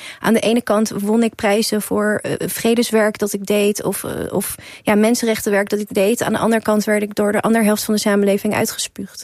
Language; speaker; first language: Dutch; early bilingual, other home language; Persian